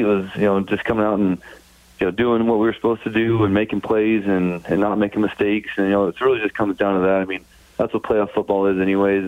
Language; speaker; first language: English; native; English